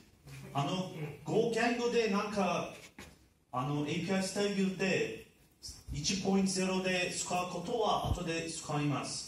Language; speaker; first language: Japanese; non-native, learner; Turkish